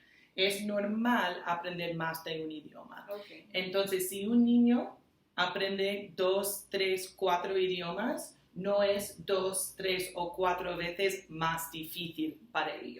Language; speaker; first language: Spanish; non-native, fluent; English